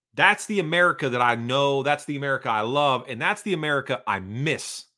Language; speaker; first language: English; early bilingual, other home language; Hungarian